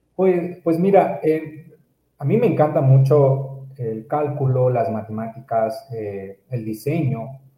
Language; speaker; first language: Spanish; native; Spanish